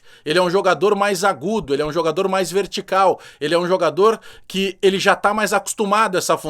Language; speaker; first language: Portuguese; native; Portuguese